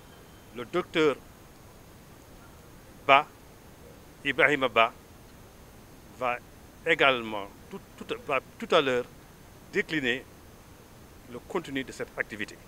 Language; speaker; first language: French; non-native, local second language; Fula